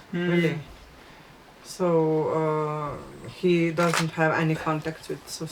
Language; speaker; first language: English; non-native, fluent; Slovenian